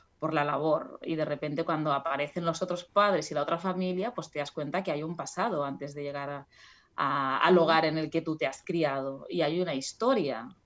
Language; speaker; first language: Spanish; non-native, local second language; Catalan